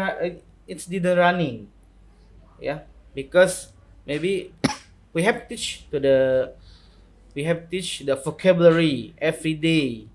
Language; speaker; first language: English; non-native, local second language; Indonesian